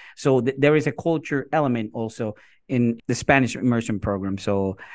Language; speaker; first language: English; non-native, fluent; Spanish